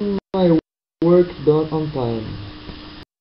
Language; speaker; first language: English; non-native, learner; Portuguese